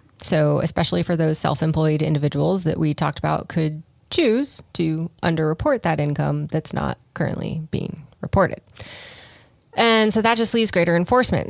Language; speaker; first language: English; native; English